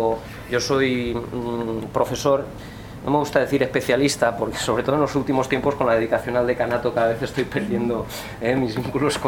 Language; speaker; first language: Spanish; native; Spanish